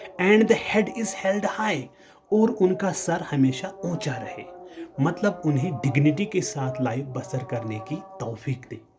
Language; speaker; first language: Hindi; non-native, local second language; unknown